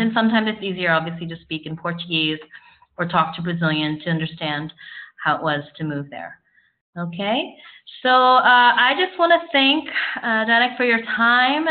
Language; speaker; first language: English; native; English